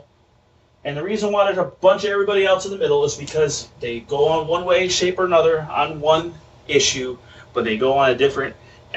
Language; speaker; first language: English; native; English